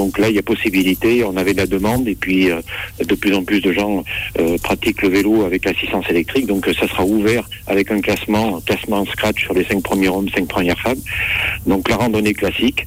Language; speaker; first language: French; native; French